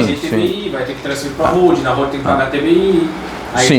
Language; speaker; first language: Portuguese; native; Portuguese